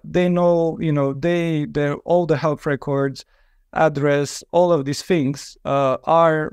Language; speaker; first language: English; non-native, fluent; Romanian